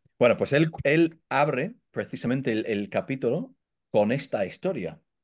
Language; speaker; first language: Spanish; non-native, fluent; English